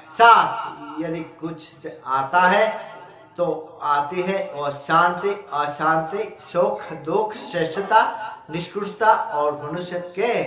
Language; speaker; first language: Hindi; non-native, local second language; Gujarati